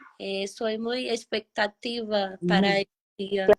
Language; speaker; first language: Spanish; non-native, learner; Portuguese